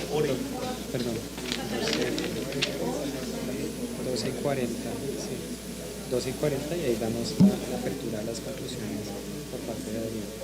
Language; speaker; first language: Spanish; native; Spanish